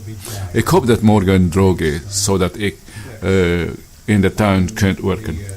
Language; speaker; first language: Dutch; non-native, fluent; Filipino